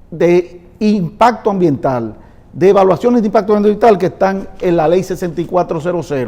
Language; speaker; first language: Spanish; native; Spanish